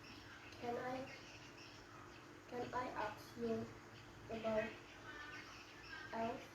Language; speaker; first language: English; non-native, learner; Indonesian